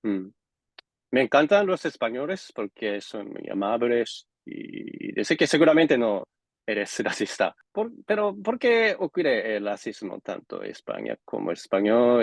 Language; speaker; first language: Spanish; non-native, fluent; Japanese